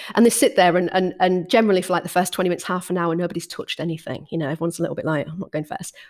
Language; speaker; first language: English; native; English